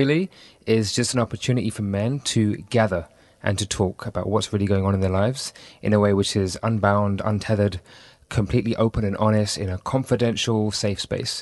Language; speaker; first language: English; native; English